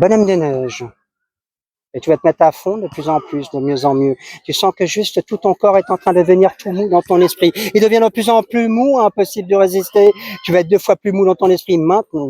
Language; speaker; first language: French; native; French